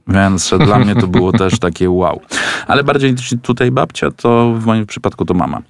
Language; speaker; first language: Polish; non-native, fluent; Italian